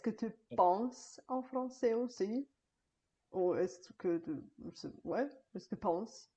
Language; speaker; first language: French; non-native, fluent; Bulgarian